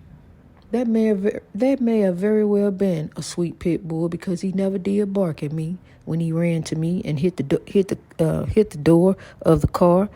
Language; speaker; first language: English; native; English